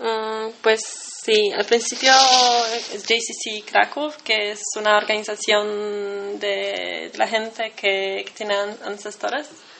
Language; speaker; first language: Spanish; non-native, fluent; Polish